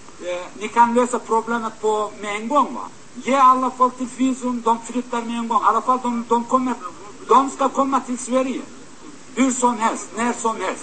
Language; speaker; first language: Swedish; non-native, learner; Turkish